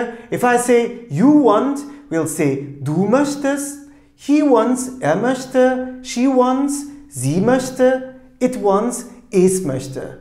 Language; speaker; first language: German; non-native, fluent; Turkish